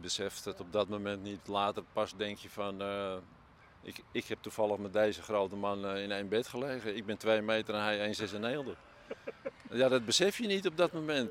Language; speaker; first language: Dutch; native; Dutch